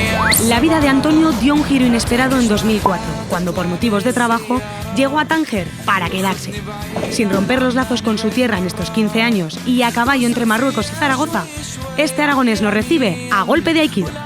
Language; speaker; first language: Spanish; native; Spanish